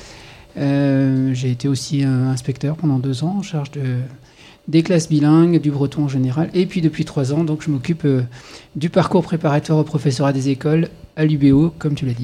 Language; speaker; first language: French; native; French